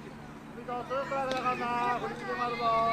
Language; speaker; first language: Japanese; native; Japanese